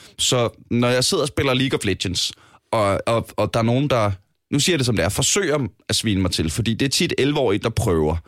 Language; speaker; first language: Danish; native; Danish